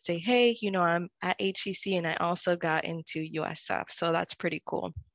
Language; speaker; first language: English; early bilingual, other home language; Spanish